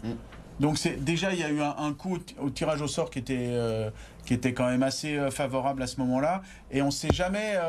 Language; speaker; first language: French; native; French